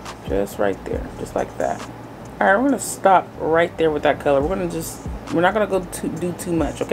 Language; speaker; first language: English; native; English